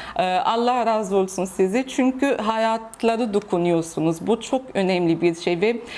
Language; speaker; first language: Turkish; non-native, fluent; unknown